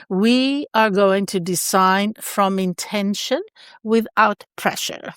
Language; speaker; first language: English; non-native, fluent; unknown